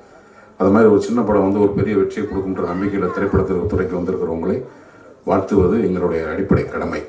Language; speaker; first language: Tamil; native; Tamil